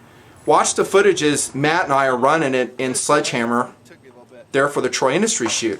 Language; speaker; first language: English; native; English